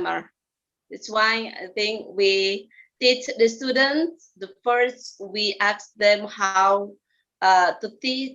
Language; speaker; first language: English; non-native, fluent; Indonesian